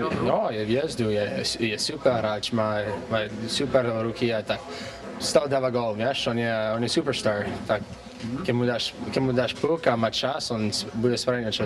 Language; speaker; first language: Slovak; early bilingual, heritage; English